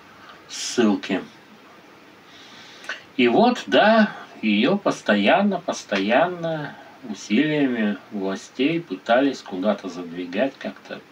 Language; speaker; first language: Russian; native; Russian